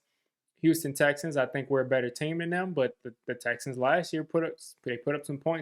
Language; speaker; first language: English; native; English